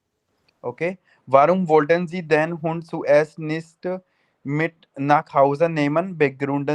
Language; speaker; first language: German; non-native, fluent; Hindi